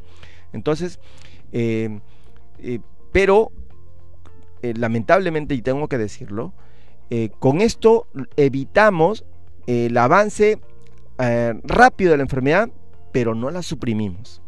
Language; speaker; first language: Spanish; native; Spanish